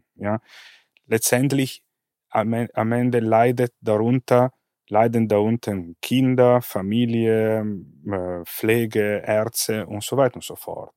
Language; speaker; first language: German; non-native, fluent; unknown